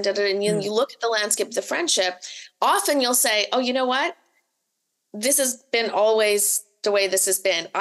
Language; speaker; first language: English; native; English